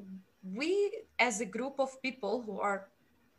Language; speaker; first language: English; non-native, fluent; Arabic